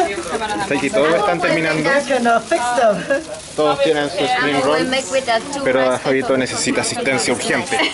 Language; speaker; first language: Spanish; native; Spanish